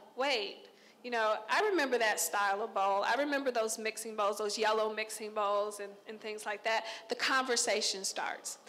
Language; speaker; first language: English; native; English